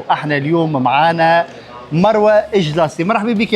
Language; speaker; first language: Arabic; native; Arabic